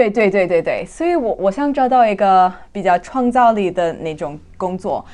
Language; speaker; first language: Chinese; non-native, fluent; English